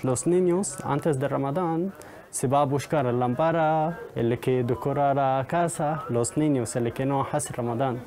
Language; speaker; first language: Spanish; non-native, learner; Arabic